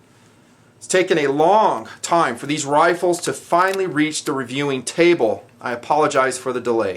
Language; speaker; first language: English; native; English